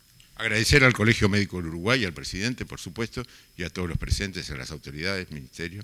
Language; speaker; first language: Spanish; native; Spanish